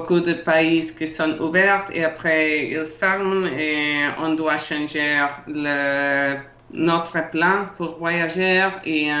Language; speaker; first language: French; non-native, learner; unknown